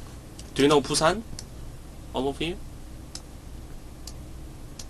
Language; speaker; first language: English; non-native, learner; Korean